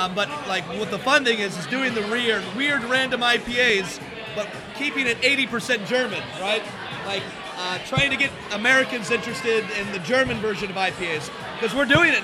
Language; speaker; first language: English; native; English